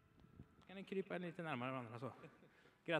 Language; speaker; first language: Swedish; native; Swedish